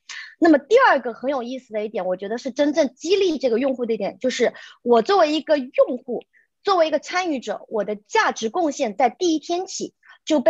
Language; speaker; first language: Chinese; native; Chinese